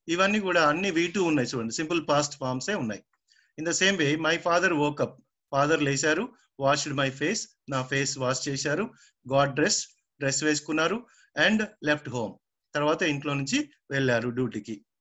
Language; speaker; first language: English; non-native, local second language; Telugu